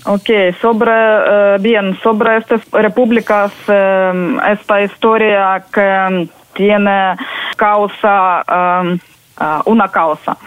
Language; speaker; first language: Spanish; non-native, learner; Ukrainian